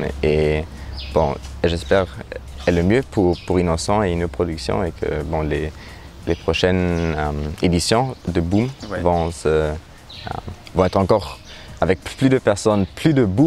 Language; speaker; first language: French; non-native, learner; German